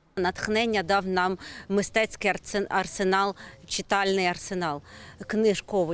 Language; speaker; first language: Ukrainian; native; Ukrainian